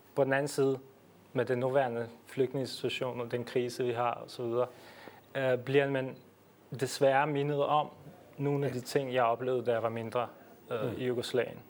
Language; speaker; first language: Danish; early bilingual, other home language; Bosnian